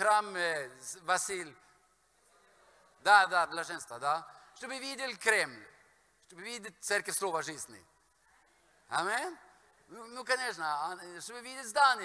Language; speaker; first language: Russian; non-native, fluent; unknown